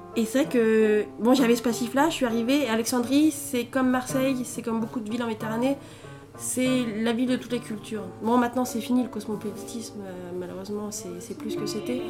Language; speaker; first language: French; native; French